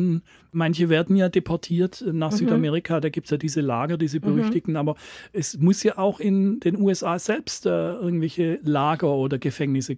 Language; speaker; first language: German; native; German